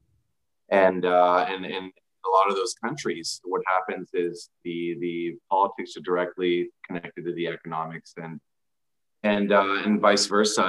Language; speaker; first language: English; native; English